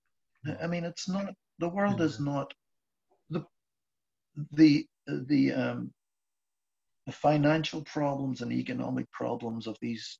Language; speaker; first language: English; native; English